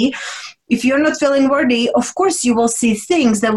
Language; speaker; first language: English; non-native, fluent; Czech